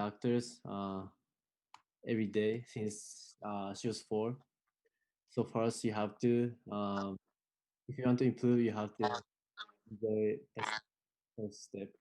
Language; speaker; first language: English; non-native, fluent; Japanese